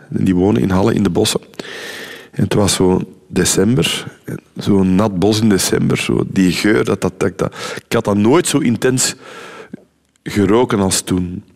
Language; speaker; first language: Dutch; native; Dutch